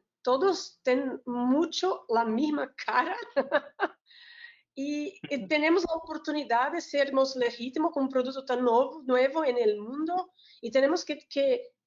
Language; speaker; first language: Spanish; non-native, learner; Portuguese